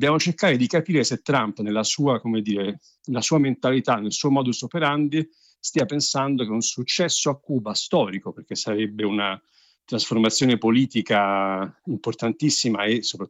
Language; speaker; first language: Italian; native; Italian